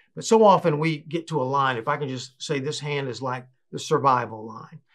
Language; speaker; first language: English; native; English